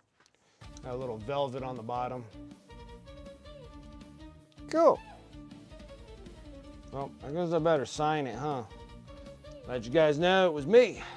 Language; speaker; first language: English; native; English